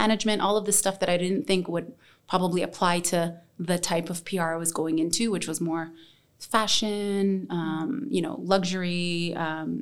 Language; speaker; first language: English; native; English